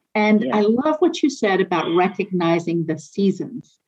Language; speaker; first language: English; native; English